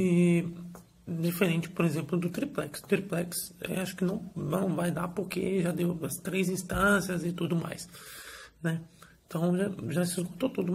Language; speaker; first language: Portuguese; native; Portuguese